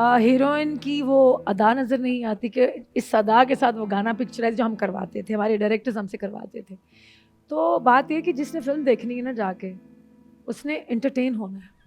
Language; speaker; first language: Urdu; non-native, local second language; Punjabi